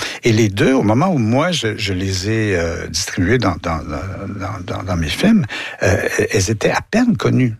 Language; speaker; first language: French; native; French